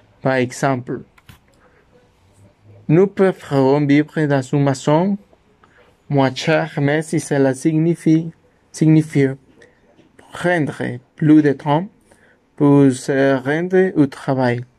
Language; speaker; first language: French; non-native, learner; Spanish